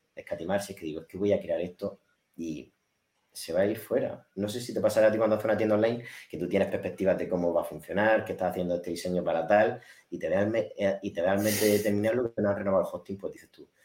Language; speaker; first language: Spanish; native; Spanish